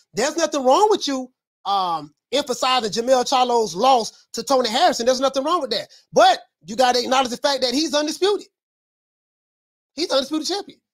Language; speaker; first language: English; native; English